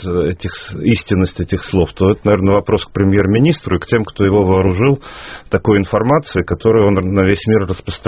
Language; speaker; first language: Russian; native; Russian